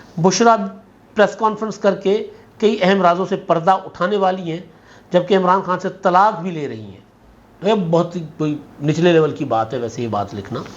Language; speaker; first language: Urdu; non-native, local second language; Sindhi